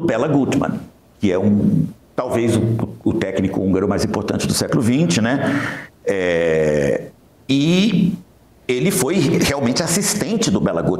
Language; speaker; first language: Portuguese; native; Portuguese